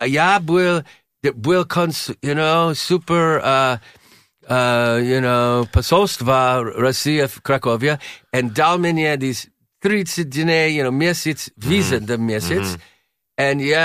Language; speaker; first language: Russian; non-native, learner; English